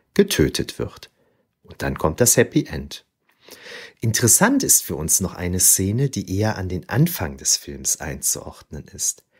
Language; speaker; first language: German; native; German